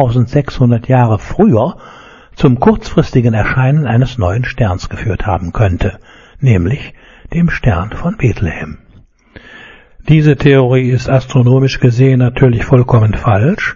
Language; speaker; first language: German; native; German